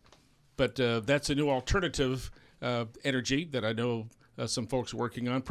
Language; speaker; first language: English; native; English